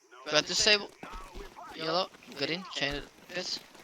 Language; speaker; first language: English; non-native, learner; Turkish